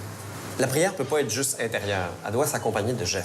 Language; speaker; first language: French; native; French